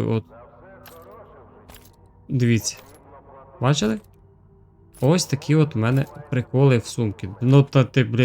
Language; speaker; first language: Ukrainian; native; Ukrainian